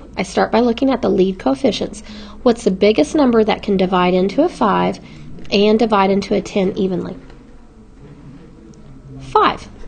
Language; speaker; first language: English; native; English